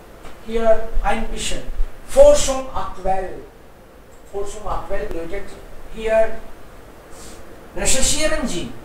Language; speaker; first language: German; non-native, fluent; Hindi